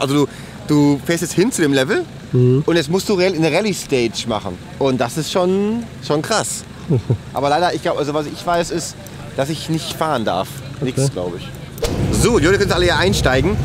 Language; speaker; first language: German; native; German